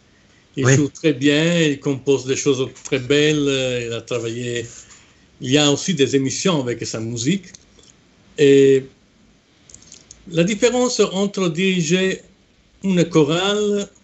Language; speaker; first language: French; non-native, fluent; Italian